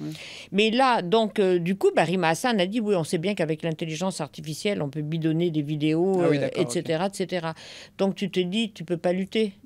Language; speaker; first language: French; native; French